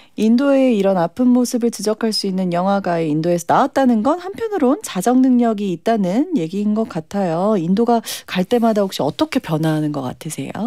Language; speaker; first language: Korean; native; Korean